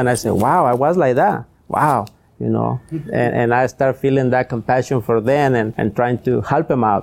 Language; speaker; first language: English; non-native, learner; Spanish